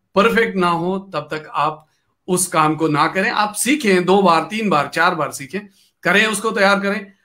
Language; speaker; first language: Hindi; non-native, local second language; Kashmiri